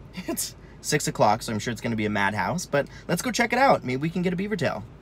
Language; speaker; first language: English; native; English